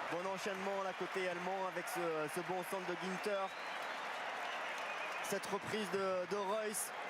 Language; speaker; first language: French; native; French